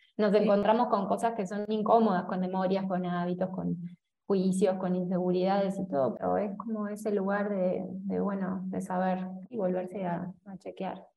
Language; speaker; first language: Spanish; native; Spanish